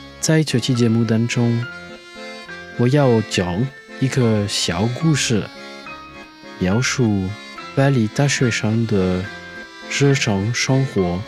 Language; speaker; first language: Chinese; non-native, learner; French